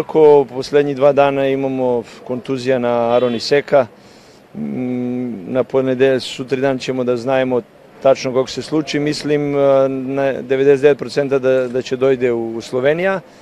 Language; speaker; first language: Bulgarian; non-native, learner; Serbian